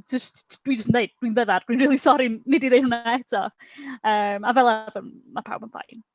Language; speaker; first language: Welsh; native; Welsh